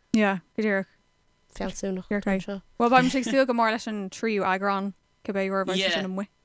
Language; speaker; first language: Irish; non-native, local second language; English